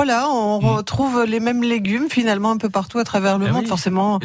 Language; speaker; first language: French; native; French